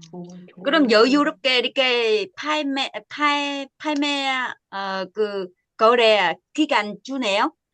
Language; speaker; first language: Korean; non-native, learner; Vietnamese